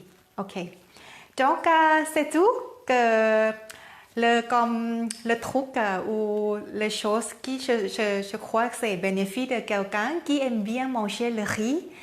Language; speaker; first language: French; non-native, learner; Thai